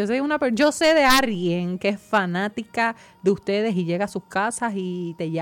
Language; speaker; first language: Spanish; native; Spanish